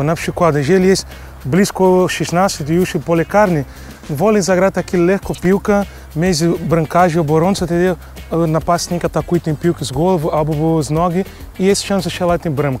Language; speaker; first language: Polish; non-native, learner; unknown